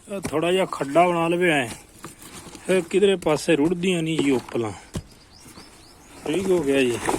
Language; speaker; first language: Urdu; non-native, local second language; Punjabi